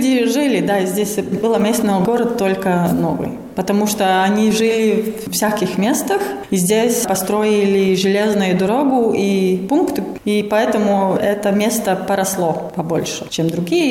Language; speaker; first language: Russian; non-native, local second language; Latvian